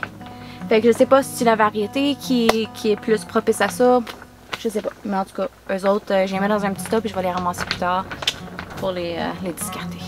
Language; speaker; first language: French; native; French